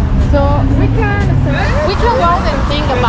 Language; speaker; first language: English; non-native, fluent; Spanish